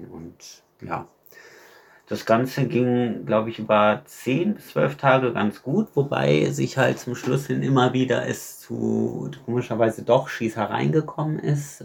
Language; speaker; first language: German; native; German